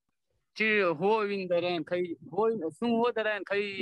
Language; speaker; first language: Chinese; non-native, learner; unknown